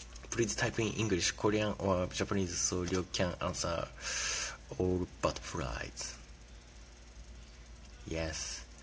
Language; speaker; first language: English; non-native, learner; Japanese